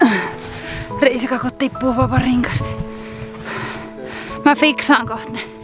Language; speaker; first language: Finnish; native; Finnish